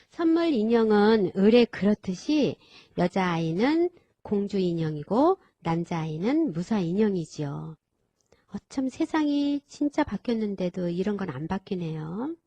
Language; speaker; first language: Korean; native; Korean